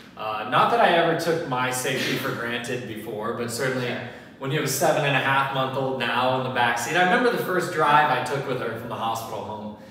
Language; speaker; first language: English; native; English